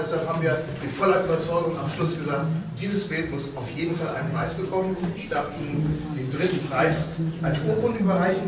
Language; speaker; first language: German; native; German